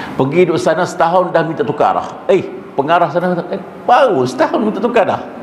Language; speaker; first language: Malay; early bilingual, heritage; Malay